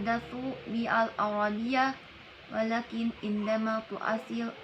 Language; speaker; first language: Arabic; non-native, learner; Indonesian